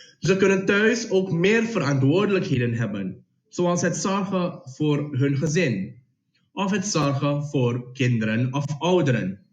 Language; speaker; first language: Dutch; native; Dutch